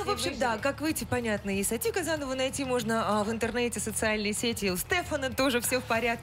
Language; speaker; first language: Russian; native; Russian